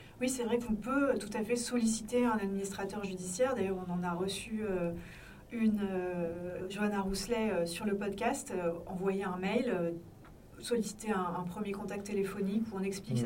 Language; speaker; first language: French; native; French